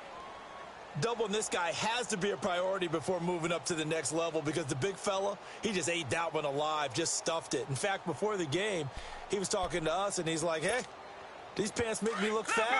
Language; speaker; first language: English; native; English